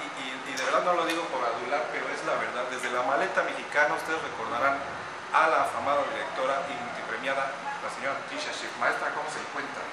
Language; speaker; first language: Spanish; native; Spanish